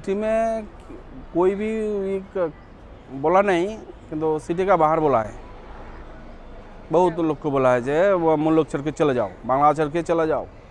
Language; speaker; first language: Hindi; non-native, local second language; Bangla